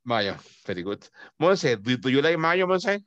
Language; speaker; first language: English; non-native, fluent; Spanish